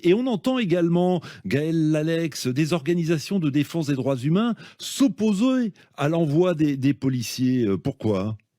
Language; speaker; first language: French; native; French